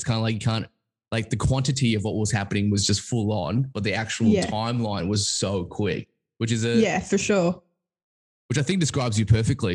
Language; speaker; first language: English; native; English